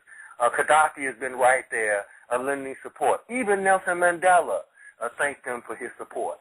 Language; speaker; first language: English; native; English